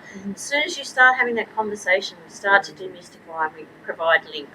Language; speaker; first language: English; native; English